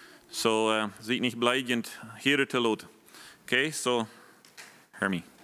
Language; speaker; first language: German; non-native, fluent; Plautdietsch